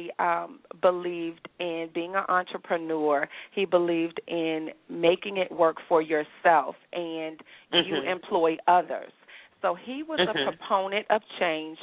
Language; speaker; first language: English; native; English